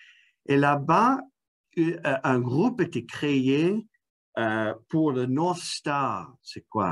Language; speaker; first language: French; non-native, fluent; English